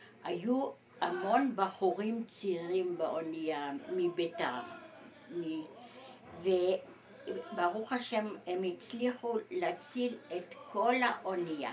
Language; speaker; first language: Hebrew; early bilingual, other home language; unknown